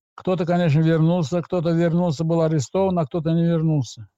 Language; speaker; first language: Russian; non-native, local second language; Azerbaijani